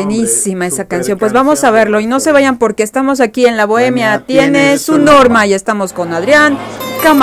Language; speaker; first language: Spanish; native; Spanish